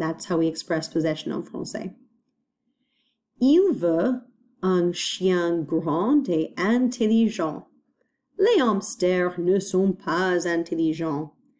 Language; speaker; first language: French; non-native, fluent; English